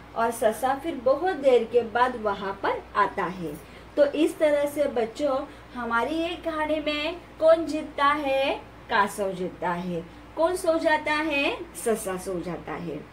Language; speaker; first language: Hindi; non-native, local second language; Marathi